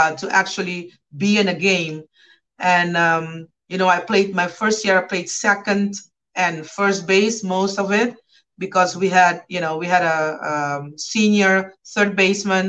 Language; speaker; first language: English; non-native, fluent; Papiamento